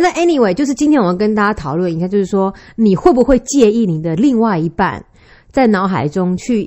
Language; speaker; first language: Chinese; native; Chinese